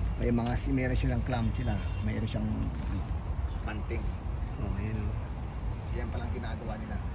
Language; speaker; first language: Filipino; native; Filipino